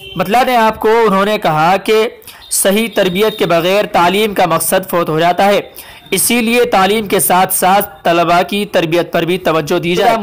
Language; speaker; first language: Urdu; native; Urdu